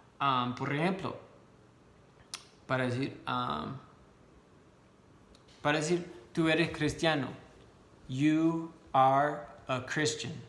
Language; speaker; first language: Spanish; non-native, fluent; English